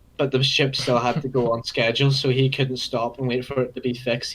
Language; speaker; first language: English; native; English